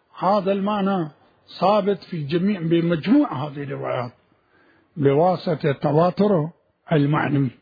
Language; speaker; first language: Arabic; non-native, fluent; Urdu